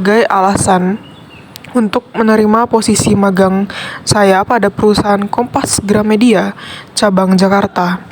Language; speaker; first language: Indonesian; native; Indonesian